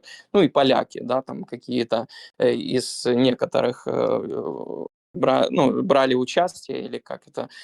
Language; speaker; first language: Russian; native; Russian